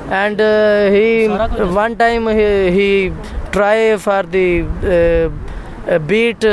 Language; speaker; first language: English; non-native, learner; Punjabi